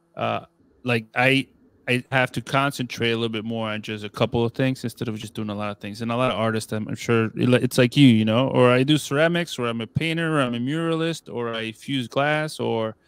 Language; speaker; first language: English; non-native, fluent; Spanish